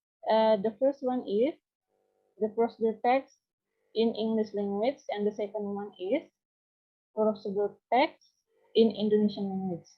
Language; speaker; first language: English; non-native, learner; Indonesian